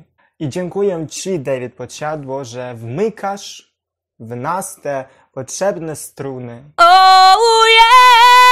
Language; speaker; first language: Polish; non-native, learner; Ukrainian